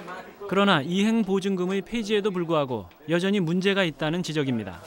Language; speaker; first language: Korean; native; Korean